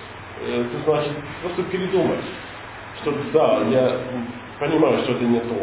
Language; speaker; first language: Russian; non-native, learner; English